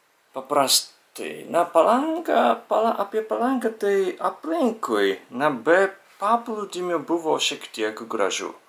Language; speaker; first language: Lithuanian; non-native, fluent; Japanese